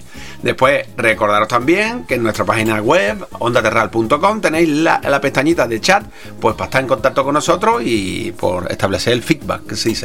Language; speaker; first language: Spanish; native; Spanish